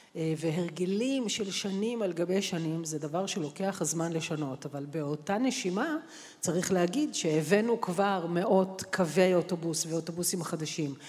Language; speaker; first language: Hebrew; native; Hebrew